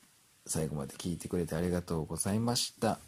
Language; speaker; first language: Japanese; native; Japanese